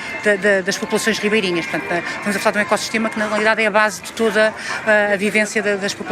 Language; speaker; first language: Portuguese; native; Portuguese